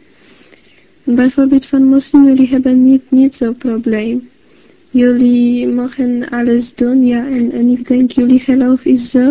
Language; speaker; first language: Dutch; non-native, learner; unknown